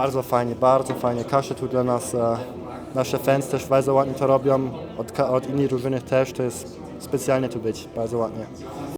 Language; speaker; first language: Polish; early bilingual, heritage; German